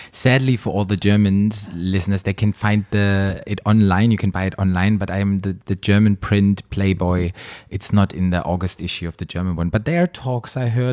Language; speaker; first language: English; non-native, fluent; German